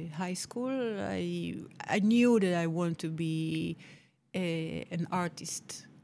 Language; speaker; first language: English; non-native, fluent; Hebrew